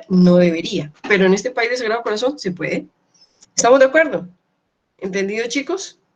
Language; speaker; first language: Spanish; native; Spanish